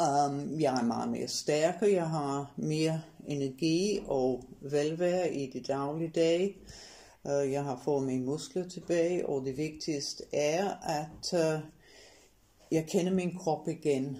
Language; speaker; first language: Danish; non-native, fluent; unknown